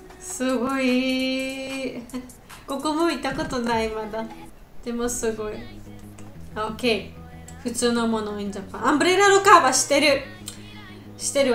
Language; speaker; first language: Japanese; non-native, learner; Georgian